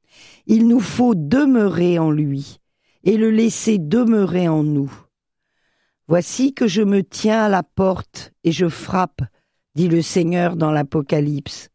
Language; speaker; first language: French; native; French